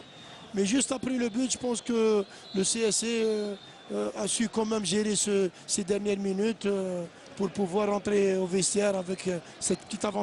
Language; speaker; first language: French; non-native, local second language; Arabic